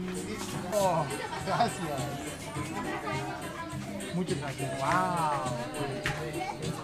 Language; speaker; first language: Spanish; non-native, learner; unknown